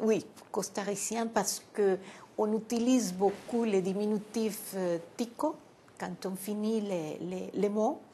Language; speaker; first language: French; non-native, fluent; Spanish